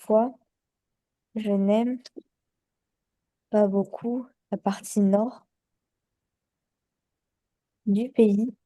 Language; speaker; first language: French; non-native, learner; Chinese